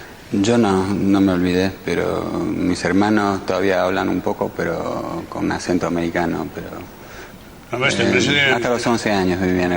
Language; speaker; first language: Spanish; early bilingual, other home language; English